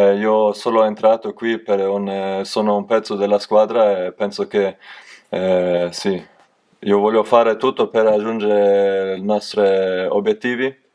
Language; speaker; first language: Italian; non-native, learner; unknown